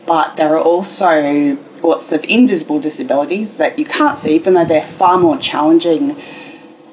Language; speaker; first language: English; native; English